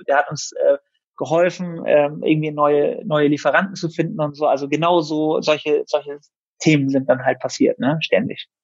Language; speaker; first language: German; native; German